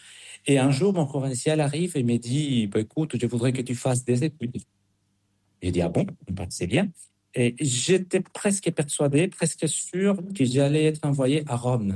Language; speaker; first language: French; non-native, fluent; Spanish